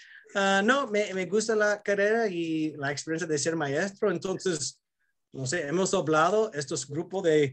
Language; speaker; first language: Spanish; non-native, fluent; English